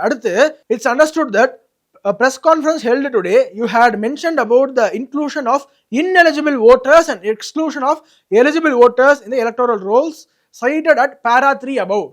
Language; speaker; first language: English; non-native, local second language; Tamil